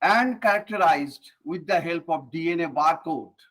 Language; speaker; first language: English; non-native, local second language; Bangla